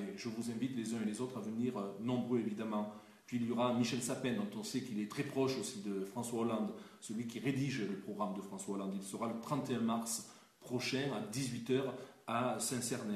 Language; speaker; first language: French; native; French